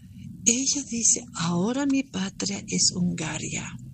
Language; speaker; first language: Spanish; non-native, learner; German